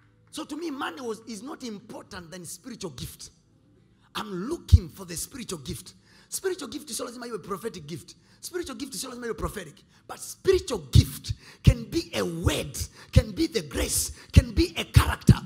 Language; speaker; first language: English; non-native, local second language; Swahili